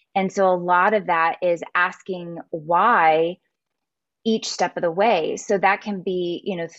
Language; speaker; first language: English; native; English